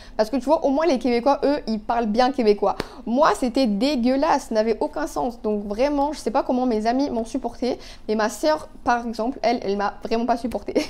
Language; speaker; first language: French; non-native, local second language; Arabic